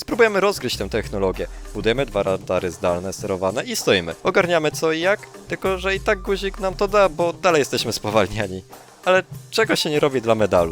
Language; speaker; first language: Polish; native; Polish